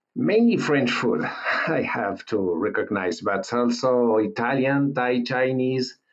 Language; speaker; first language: English; non-native, learner; French